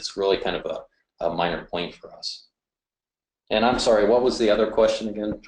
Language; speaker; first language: English; native; English